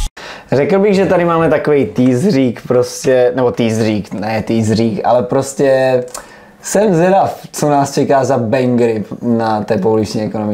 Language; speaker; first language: Czech; native; Czech